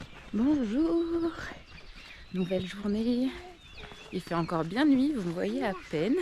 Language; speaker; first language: French; native; French